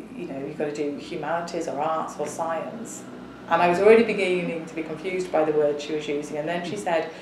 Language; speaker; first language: English; native; English